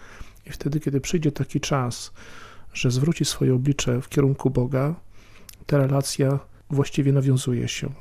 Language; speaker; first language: Polish; native; Polish